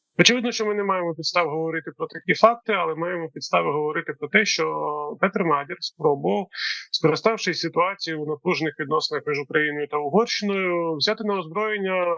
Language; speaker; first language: Ukrainian; native; Ukrainian